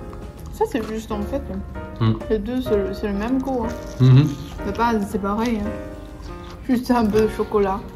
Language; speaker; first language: French; non-native, learner; Chinese